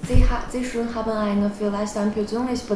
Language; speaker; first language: German; non-native, learner; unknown